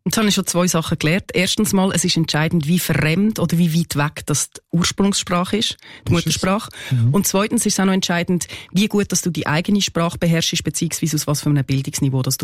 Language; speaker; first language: German; native; German